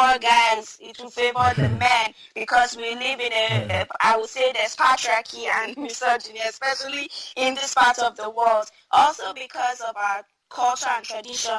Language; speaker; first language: English; non-native, local second language; Hausa